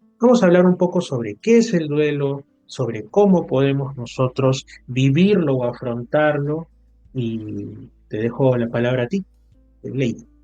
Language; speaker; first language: Spanish; native; Spanish